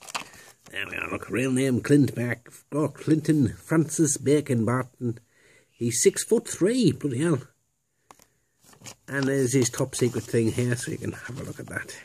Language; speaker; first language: English; native; English